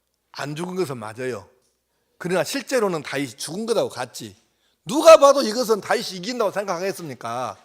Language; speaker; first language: Korean; native; Korean